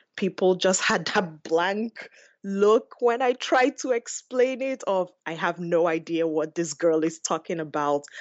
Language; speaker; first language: English; non-native, local second language; Igbo